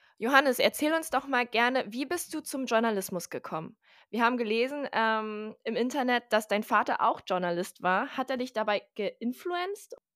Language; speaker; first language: German; native; German